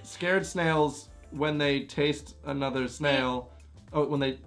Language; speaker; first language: English; native; English